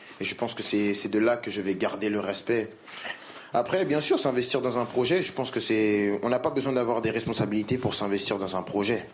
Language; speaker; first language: French; native; French